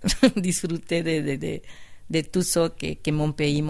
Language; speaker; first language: French; non-native, fluent; Spanish